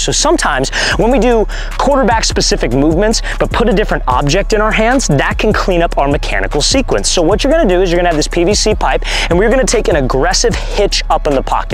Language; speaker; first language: English; native; English